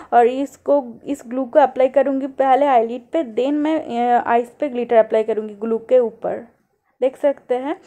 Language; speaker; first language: Hindi; non-native, local second language; Bangla